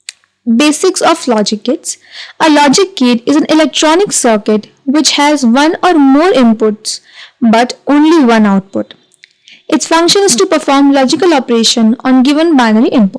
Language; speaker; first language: English; non-native, local second language; Hindi